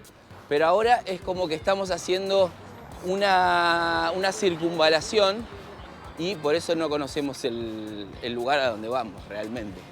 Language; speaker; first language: Spanish; native; Spanish